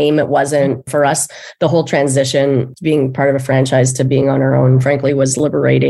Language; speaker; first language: English; native; English